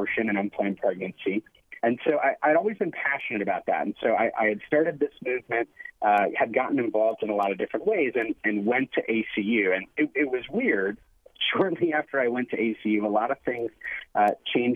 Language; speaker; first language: English; native; English